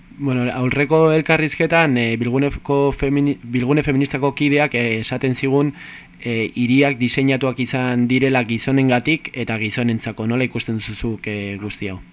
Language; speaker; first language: Basque; native; Basque